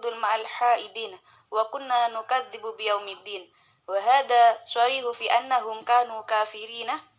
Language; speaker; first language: Arabic; non-native, learner; Indonesian